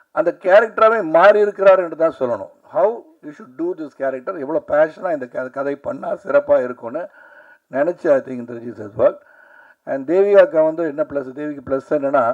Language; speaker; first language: Tamil; native; Tamil